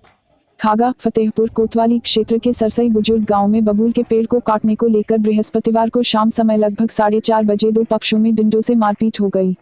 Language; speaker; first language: Hindi; native; Hindi